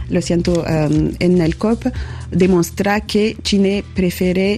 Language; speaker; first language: Spanish; non-native, learner; French